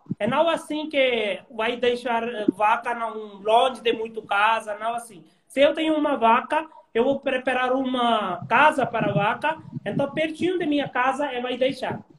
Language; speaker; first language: Portuguese; non-native, learner; Hindi